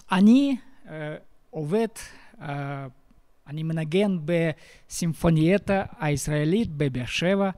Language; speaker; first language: Hebrew; non-native, learner; Russian